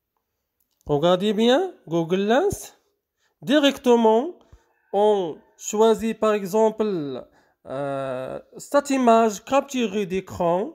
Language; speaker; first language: French; non-native, local second language; Arabic